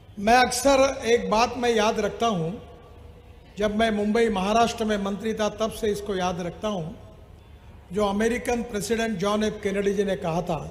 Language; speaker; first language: Hindi; non-native, local second language; Marathi